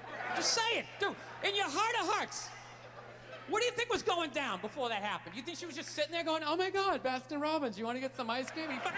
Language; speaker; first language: English; native; English